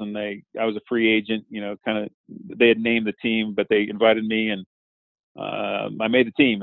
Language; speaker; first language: English; native; English